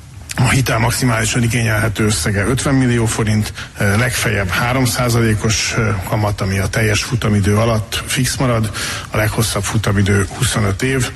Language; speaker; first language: Hungarian; native; Hungarian